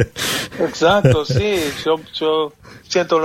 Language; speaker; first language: Spanish; non-native, fluent; Hebrew